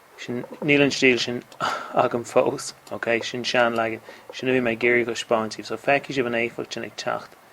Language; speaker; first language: Irish; native; Irish